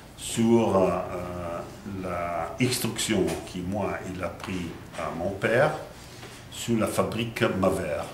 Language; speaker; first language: French; non-native, fluent; Italian